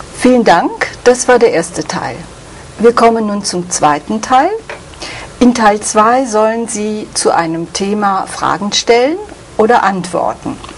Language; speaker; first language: German; native; German